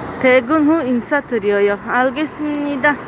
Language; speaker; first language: Korean; non-native, learner; Tajik